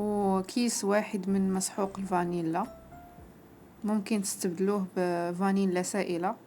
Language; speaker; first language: Arabic; native; Arabic